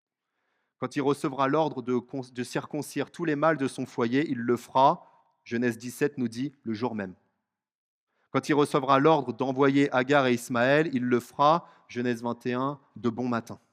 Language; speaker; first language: French; native; French